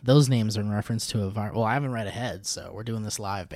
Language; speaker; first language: English; native; English